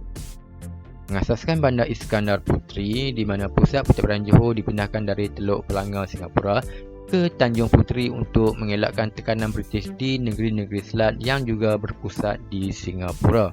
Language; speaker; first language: Malay; native; Malay